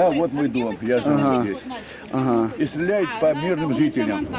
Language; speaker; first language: Russian; native; Russian